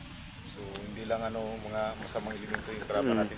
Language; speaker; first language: Filipino; non-native, local second language; Cebuano